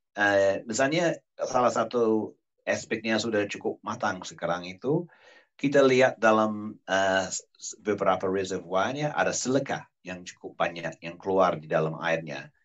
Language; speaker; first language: Indonesian; non-native, fluent; English